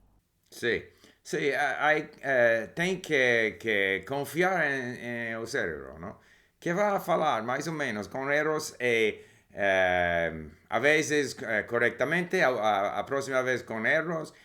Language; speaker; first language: Portuguese; non-native, learner; English